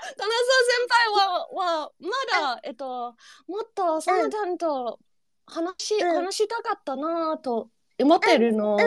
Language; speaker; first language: Japanese; non-native, learner; English